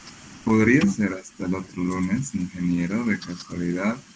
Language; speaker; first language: Spanish; native; Spanish